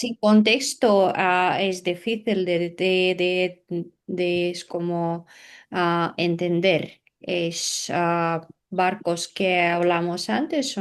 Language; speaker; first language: Spanish; non-native, learner; Russian